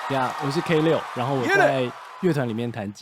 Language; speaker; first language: Chinese; native; Chinese